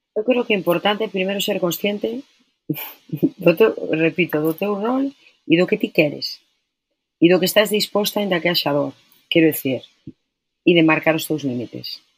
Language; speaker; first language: Galician; non-native, local second language; Spanish